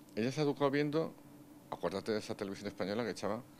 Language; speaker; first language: Spanish; native; Spanish